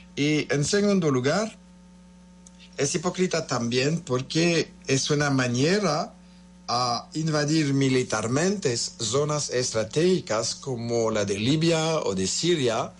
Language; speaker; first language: Spanish; non-native, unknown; French